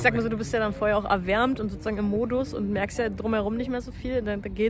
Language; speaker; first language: German; native; German